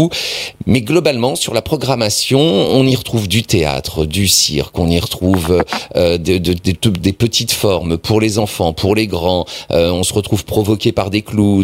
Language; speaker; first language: French; native; French